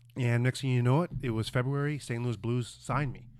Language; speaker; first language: English; native; English